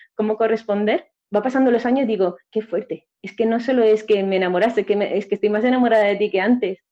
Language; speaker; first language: Spanish; native; Spanish